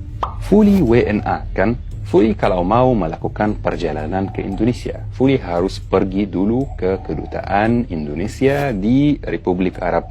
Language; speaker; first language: Indonesian; non-native, fluent; Arabic